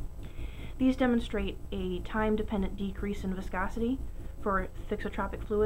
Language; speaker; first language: English; native; English